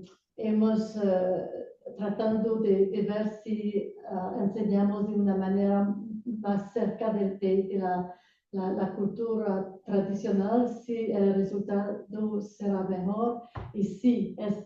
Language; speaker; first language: Spanish; non-native, learner; French